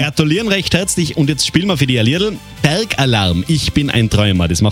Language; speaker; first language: German; native; German